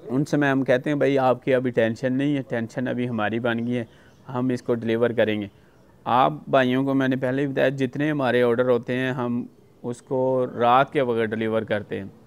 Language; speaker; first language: Urdu; non-native, local second language; Punjabi